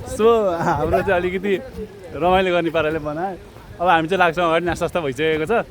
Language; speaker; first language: Nepali; native; Nepali